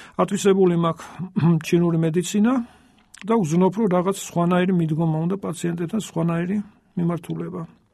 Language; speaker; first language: Georgian; native; Georgian